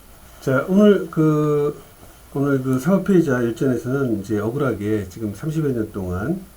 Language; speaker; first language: Korean; native; Korean